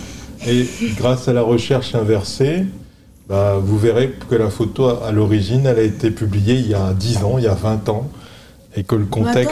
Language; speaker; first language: French; native; French